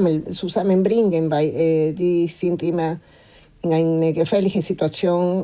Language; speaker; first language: German; non-native, fluent; Spanish